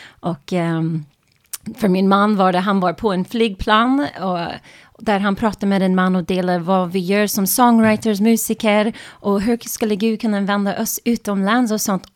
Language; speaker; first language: Swedish; non-native, fluent; English